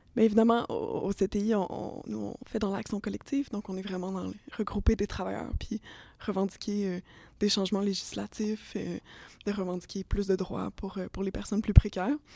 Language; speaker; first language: French; native; French